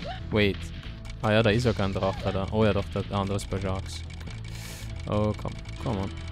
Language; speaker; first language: German; native; German